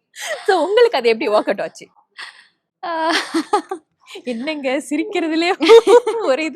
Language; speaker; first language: Tamil; native; Tamil